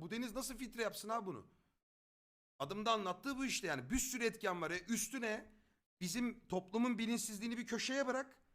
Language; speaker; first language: Turkish; native; Turkish